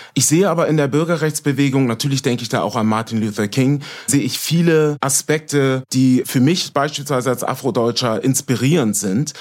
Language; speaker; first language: German; native; German